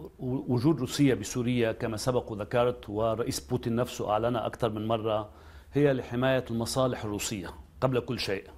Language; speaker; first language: Arabic; native; Arabic